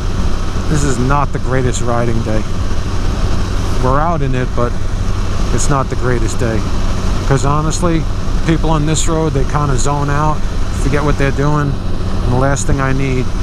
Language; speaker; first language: English; native; English